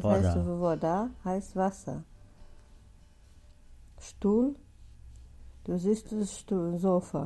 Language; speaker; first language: German; non-native, learner; Russian